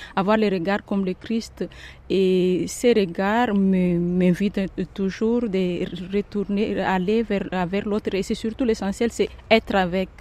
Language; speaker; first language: French; non-native, local second language; Malagasy